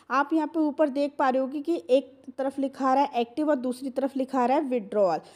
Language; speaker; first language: Hindi; non-native, local second language; Marathi